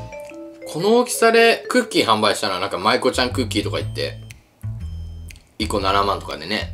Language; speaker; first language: Japanese; native; Japanese